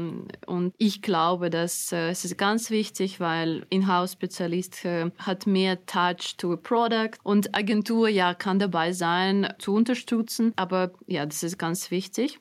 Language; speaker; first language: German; non-native, fluent; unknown